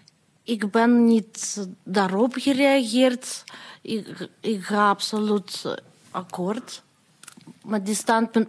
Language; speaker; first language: Dutch; non-native, fluent; Russian